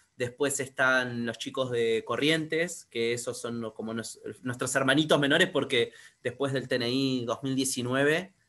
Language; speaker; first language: Spanish; native; Spanish